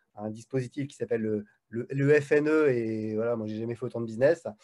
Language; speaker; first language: French; native; French